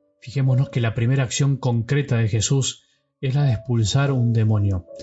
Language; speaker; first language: Spanish; native; Spanish